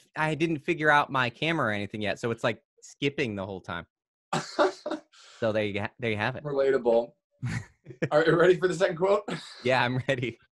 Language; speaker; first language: English; native; English